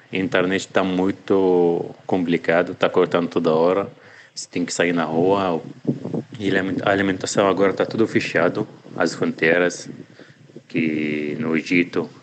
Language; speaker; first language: Portuguese; non-native, learner; Arabic